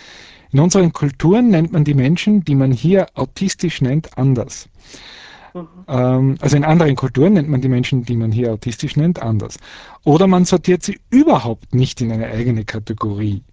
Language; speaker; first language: German; early bilingual, other home language; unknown